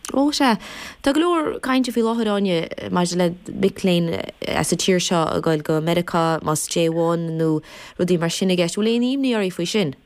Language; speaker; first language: Irish; native; Irish